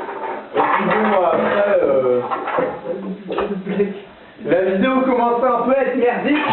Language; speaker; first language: French; native; French